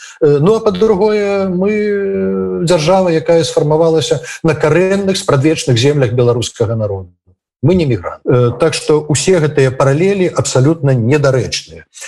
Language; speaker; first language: Belarusian; native; Belarusian